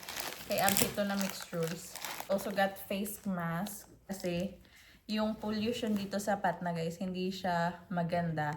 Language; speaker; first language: Filipino; non-native, local second language; Hiligaynon